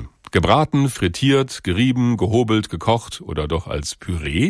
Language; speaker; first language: German; native; German